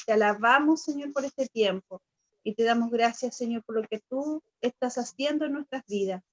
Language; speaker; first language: Spanish; native; Spanish